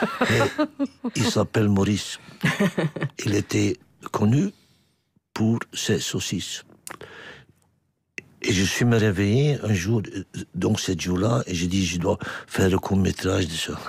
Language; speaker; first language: French; non-native, local second language; Dutch